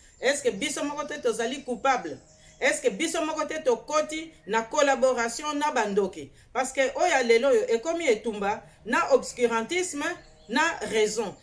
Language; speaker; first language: Lingala; native; Lingala